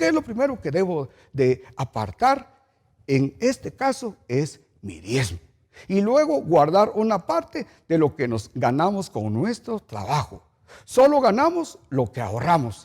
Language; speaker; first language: Spanish; native; Spanish